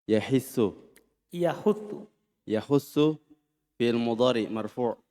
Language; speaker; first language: Arabic; non-native, learner; Indonesian